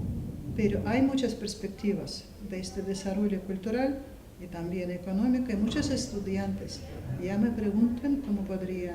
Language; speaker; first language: Spanish; non-native, fluent; Russian